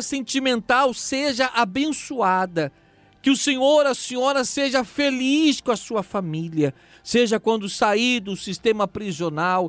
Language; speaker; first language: Portuguese; native; Portuguese